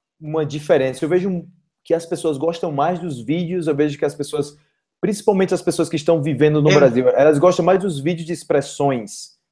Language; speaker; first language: Portuguese; native; Portuguese